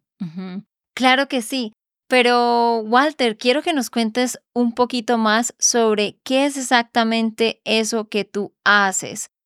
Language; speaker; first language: Spanish; native; Spanish